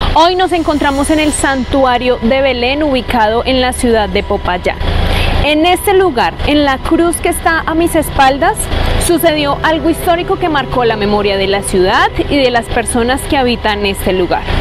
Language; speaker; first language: Spanish; native; Spanish